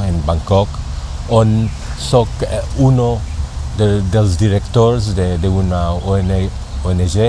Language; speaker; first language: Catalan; non-native, learner; Thai